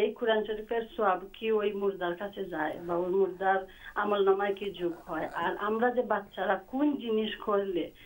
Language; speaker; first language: Bangla; early bilingual, heritage; Bangla